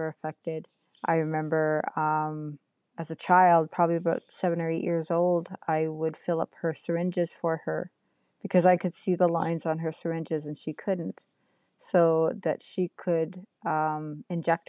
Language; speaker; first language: English; native; English